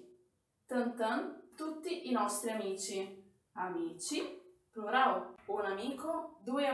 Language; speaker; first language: Italian; non-native, fluent; Portuguese